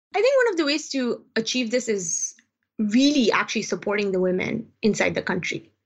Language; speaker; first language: English; non-native, local second language; Uzbek